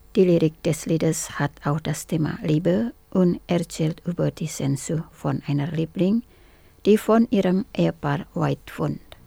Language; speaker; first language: German; non-native, fluent; Indonesian